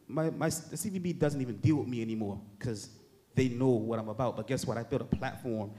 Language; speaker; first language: English; native; English